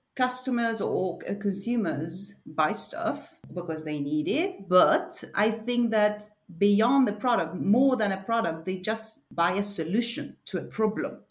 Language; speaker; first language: English; non-native, fluent; Spanish